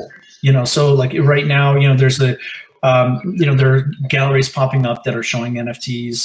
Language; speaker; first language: English; native; English